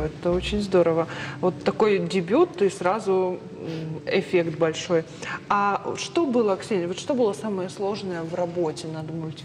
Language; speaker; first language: Russian; native; Russian